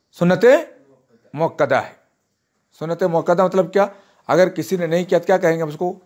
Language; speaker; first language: Hindi; native; Hindi